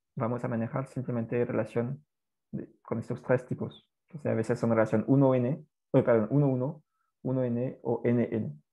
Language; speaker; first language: Spanish; non-native, fluent; French